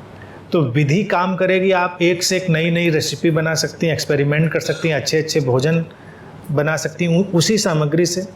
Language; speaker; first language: Hindi; native; Hindi